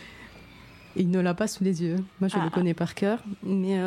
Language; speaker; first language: French; non-native, fluent; Italian